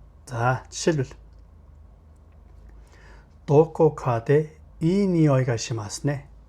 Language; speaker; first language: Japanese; non-native, fluent; Mongolian